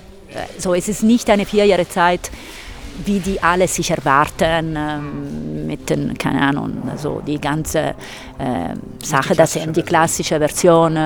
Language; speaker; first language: German; non-native, fluent; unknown